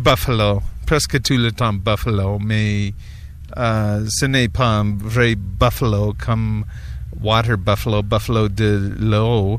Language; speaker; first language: French; non-native, learner; English